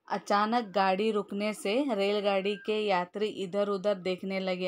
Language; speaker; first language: Hindi; non-native, local second language; Kannada